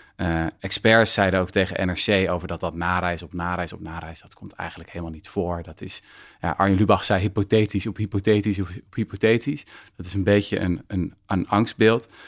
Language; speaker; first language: Dutch; native; Dutch